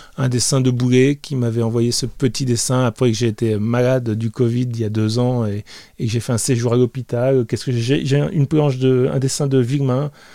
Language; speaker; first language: French; native; French